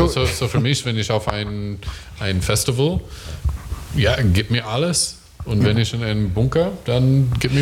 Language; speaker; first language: German; non-native, learner; English